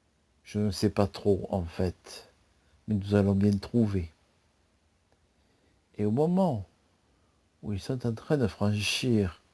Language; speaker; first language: French; native; French